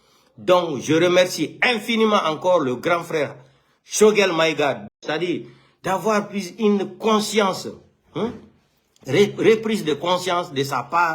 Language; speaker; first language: French; non-native, local second language; Fula